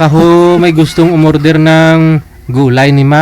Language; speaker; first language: Filipino; native; Filipino